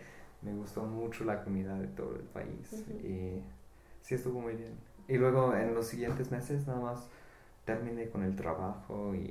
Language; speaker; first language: Spanish; non-native, fluent; English